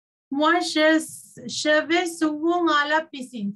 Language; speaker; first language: French; non-native, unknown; Sinhala